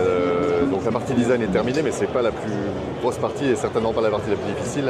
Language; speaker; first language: French; native; French